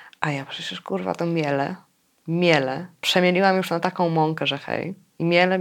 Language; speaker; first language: Polish; native; Polish